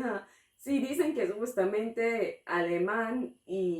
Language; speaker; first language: Spanish; non-native, fluent; English